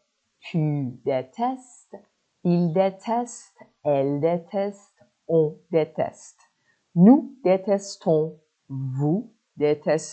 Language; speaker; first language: French; non-native, fluent; Persian